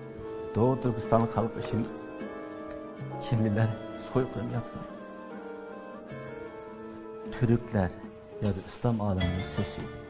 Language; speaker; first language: Turkish; non-native, learner; Uyghur